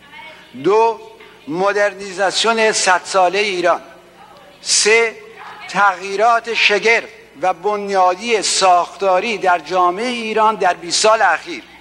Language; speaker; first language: Persian; native; Persian